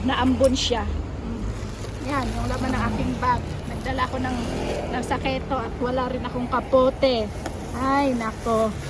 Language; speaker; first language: Filipino; native; Filipino